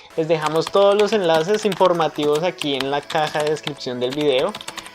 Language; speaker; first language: Spanish; native; Spanish